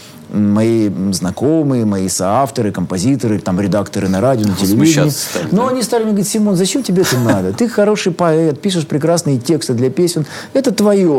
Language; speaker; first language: Russian; native; Russian